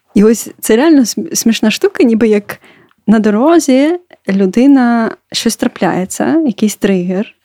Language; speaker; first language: Ukrainian; non-native, local second language; Russian